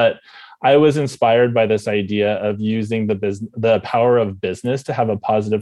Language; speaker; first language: English; native; English